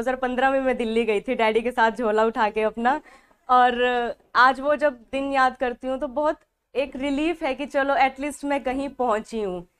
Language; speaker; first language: Hindi; non-native, local second language; Punjabi